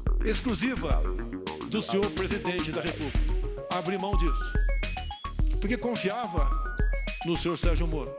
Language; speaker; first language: Portuguese; native; Portuguese